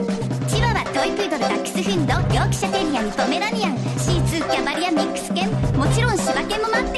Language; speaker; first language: Japanese; native; Japanese